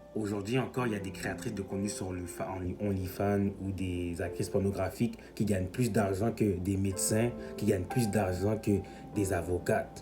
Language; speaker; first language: French; native; French